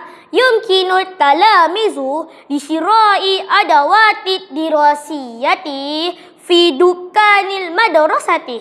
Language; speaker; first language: Arabic; non-native, learner; Malay